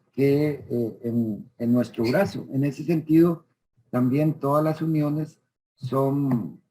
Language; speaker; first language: Spanish; native; Spanish